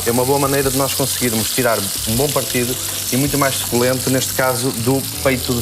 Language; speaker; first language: Portuguese; native; Portuguese